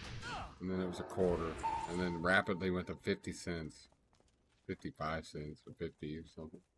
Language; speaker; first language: English; native; English